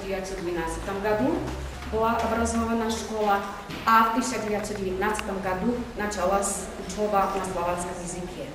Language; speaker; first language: Russian; non-native, fluent; Slovak